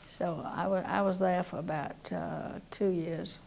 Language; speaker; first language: English; native; English